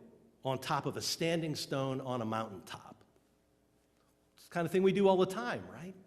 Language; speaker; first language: English; native; English